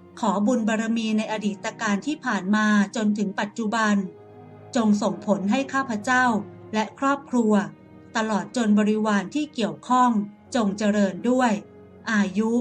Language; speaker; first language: Thai; native; Thai